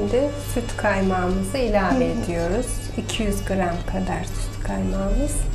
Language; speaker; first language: Turkish; native; Turkish